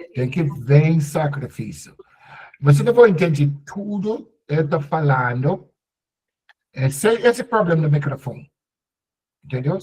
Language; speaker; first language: Portuguese; non-native, learner; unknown